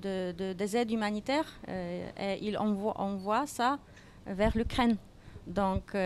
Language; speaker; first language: French; non-native, fluent; Polish